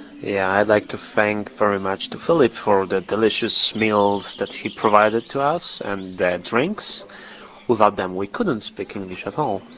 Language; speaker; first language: English; non-native, learner; Polish